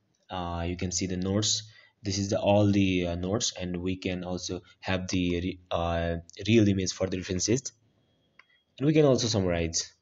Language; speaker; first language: English; non-native, fluent; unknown